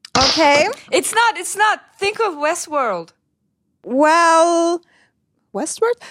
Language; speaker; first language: English; non-native, fluent; Turkish